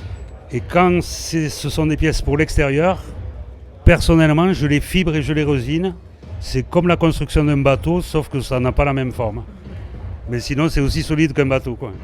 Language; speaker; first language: French; native; French